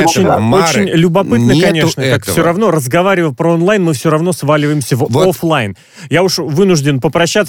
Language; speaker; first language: Russian; native; Russian